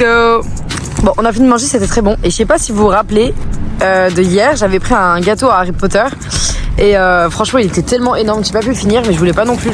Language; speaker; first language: French; native; French